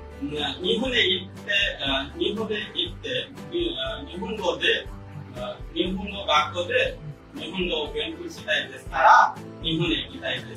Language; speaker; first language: Japanese; non-native, learner; Bangla